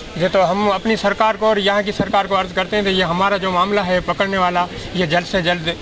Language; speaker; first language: Urdu; non-native, local second language; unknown